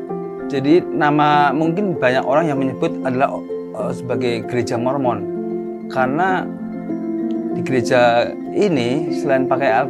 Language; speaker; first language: Indonesian; native; Indonesian